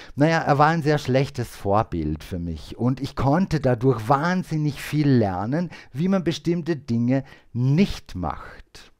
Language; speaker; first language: German; native; German